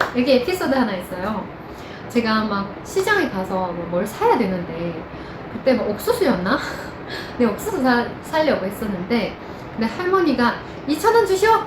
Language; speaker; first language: Korean; non-native, fluent; Chinese